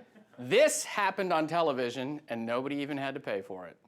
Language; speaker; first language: English; native; English